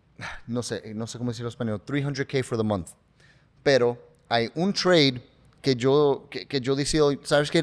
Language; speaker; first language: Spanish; early bilingual, heritage; English